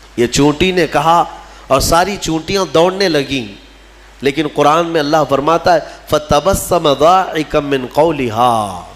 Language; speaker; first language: Urdu; native; Urdu